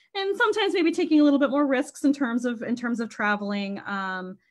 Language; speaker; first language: English; native; English